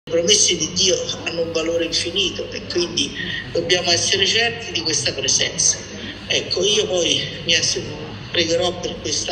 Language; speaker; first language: Italian; native; Italian